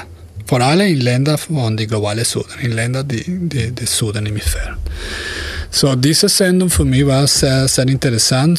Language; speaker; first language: German; non-native, fluent; Spanish